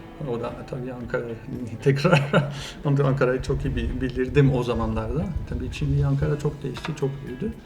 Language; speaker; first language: Turkish; non-native, fluent; French